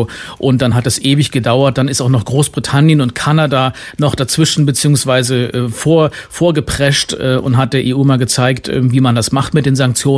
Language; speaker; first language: German; native; German